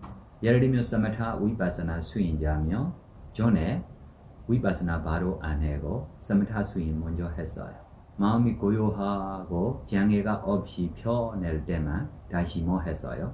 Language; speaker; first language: Korean; non-native, learner; Burmese